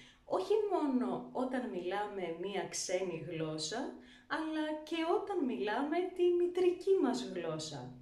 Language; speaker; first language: Greek; native; Greek